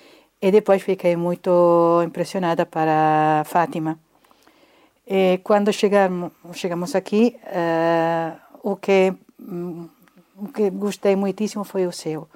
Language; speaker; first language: Portuguese; non-native, fluent; Italian